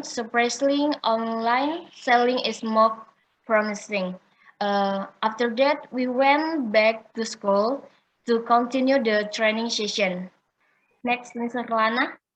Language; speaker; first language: English; non-native, learner; Indonesian